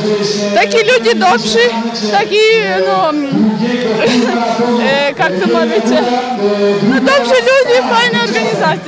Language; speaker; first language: Polish; non-native, learner; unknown